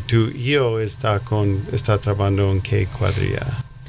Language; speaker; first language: Spanish; non-native, learner; English